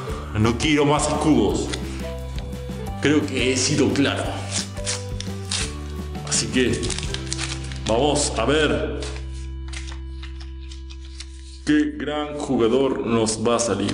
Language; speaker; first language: Spanish; native; Spanish